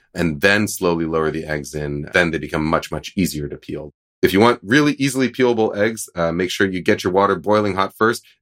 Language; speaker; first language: English; native; English